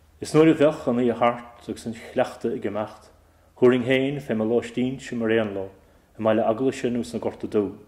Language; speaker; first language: Irish; native; Irish